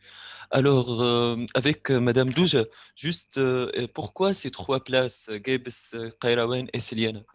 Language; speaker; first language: French; non-native, local second language; Arabic